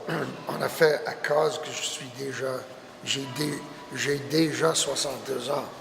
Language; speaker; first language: French; non-native, local second language; English